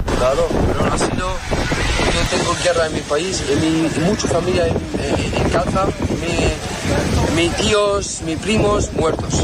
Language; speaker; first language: Spanish; non-native, learner; Arabic